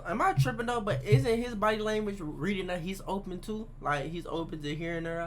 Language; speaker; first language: English; native; English